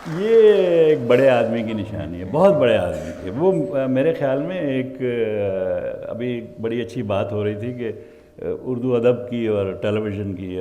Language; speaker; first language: Urdu; native; Urdu